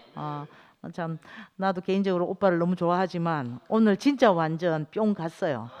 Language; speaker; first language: Korean; native; Korean